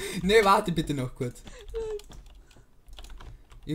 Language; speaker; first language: German; native; German